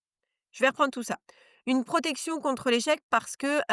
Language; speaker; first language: French; native; French